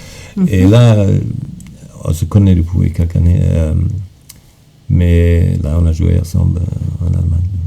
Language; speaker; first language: French; non-native, fluent; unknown